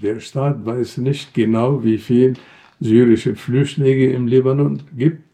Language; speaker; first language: German; non-native, fluent; Arabic